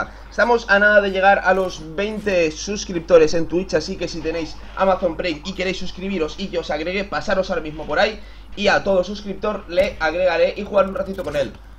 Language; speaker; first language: Spanish; native; Spanish